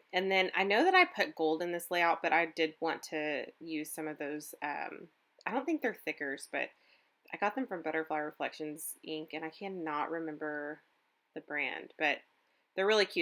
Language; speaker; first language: English; native; English